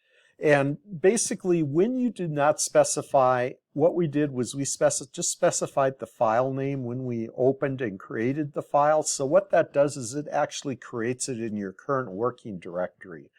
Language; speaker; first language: English; native; English